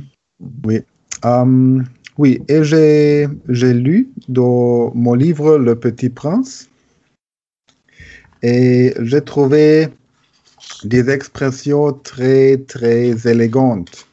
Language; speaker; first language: French; non-native, learner; German